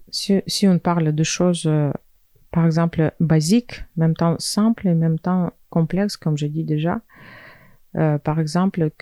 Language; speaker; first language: French; non-native, fluent; Russian